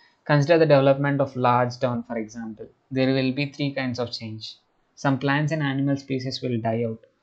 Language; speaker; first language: English; non-native, local second language; Telugu